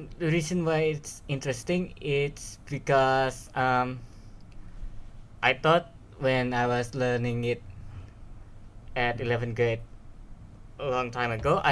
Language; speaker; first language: English; non-native, learner; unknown